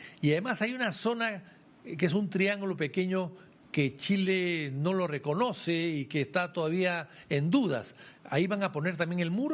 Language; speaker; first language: Spanish; native; Spanish